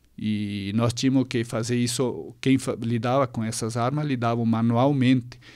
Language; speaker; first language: Portuguese; non-native, fluent; Spanish